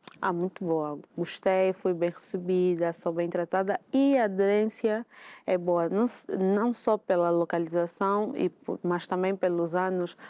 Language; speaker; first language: Portuguese; native; Portuguese